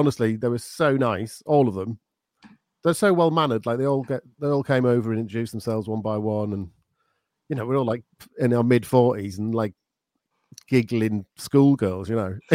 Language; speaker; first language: English; native; English